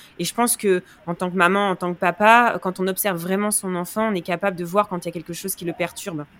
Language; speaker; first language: French; native; French